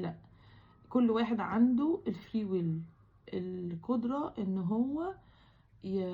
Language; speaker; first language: Arabic; native; Arabic